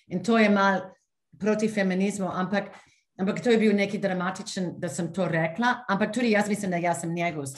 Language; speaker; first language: Slovenian; non-native, fluent; English